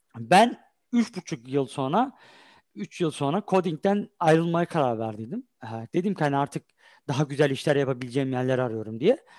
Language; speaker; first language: Turkish; early bilingual, heritage; Turkish